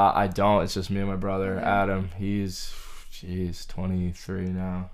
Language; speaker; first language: English; native; English